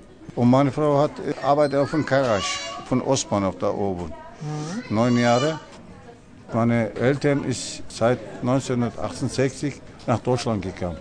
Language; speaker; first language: German; non-native, learner; Turkish